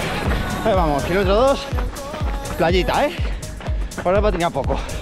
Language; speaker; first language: Spanish; native; Spanish